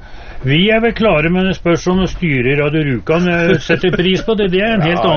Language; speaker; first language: Norwegian; native; Norwegian